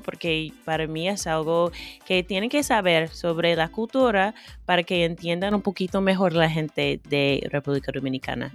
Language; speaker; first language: Spanish; non-native, fluent; English